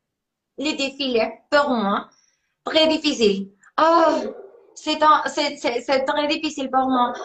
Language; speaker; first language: French; non-native, learner; Spanish